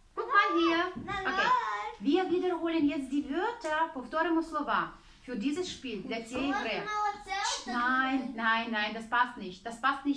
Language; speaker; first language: German; non-native, fluent; Ukrainian